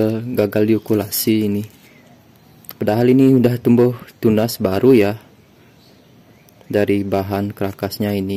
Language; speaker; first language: Indonesian; native; Indonesian